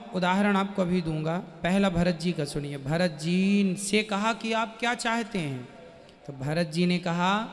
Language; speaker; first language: Hindi; native; Hindi